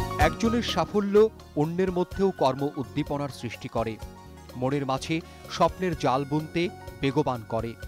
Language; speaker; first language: Bangla; native; Bangla